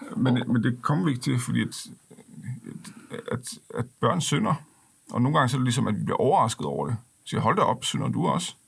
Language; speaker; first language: Danish; non-native, local second language; Faroese